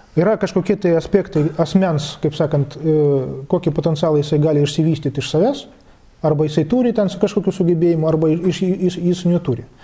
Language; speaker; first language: Lithuanian; non-native, local second language; Russian